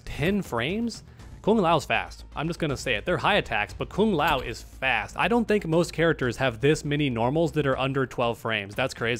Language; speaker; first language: English; native; English